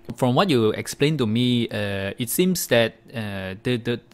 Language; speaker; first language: English; non-native, local second language; Chinese